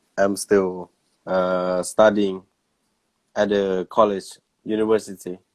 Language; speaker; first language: English; non-native, learner; Thai